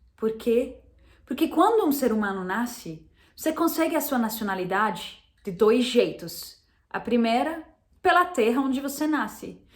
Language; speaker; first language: Portuguese; non-native, fluent; Arabic